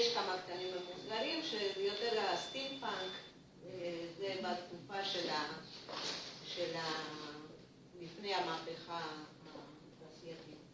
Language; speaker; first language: Hebrew; non-native, fluent; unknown